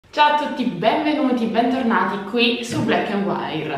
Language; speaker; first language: Italian; native; Italian